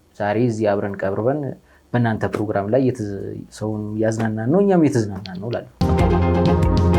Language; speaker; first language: Amharic; native; Amharic